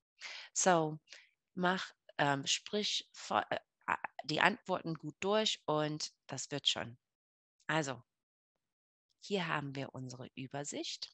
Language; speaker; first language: German; non-native, fluent; English